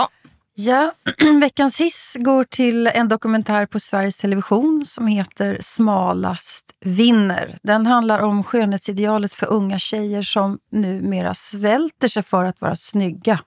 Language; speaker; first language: Swedish; native; Swedish